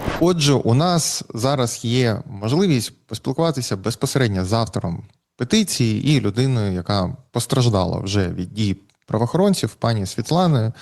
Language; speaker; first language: Ukrainian; native; Ukrainian